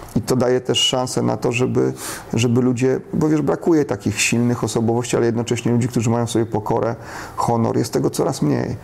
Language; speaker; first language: Polish; native; Polish